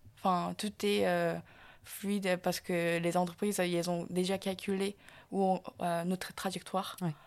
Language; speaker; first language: French; non-native, fluent; Korean